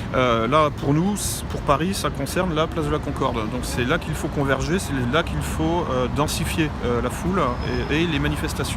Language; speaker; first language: French; native; French